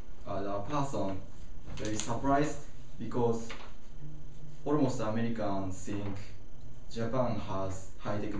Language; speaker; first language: English; non-native, learner; Japanese